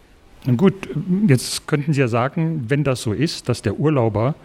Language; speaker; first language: German; native; German